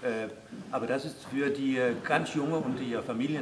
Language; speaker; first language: German; non-native, fluent; Danish